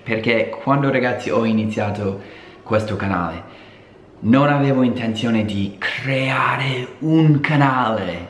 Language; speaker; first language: Italian; non-native, fluent; English